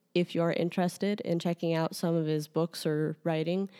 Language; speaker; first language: English; native; English